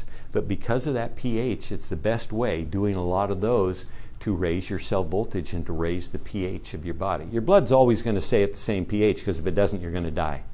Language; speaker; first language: English; native; English